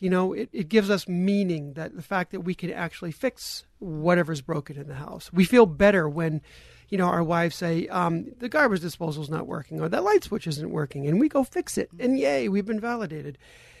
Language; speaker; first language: English; native; English